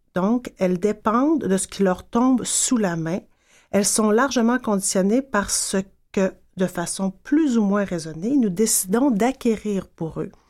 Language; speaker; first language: French; native; French